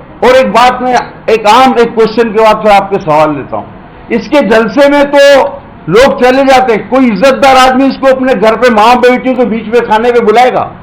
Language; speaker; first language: Urdu; non-native, local second language; Sindhi